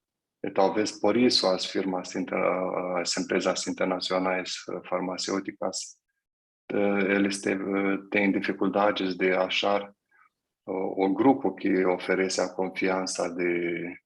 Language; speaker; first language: Portuguese; non-native, fluent; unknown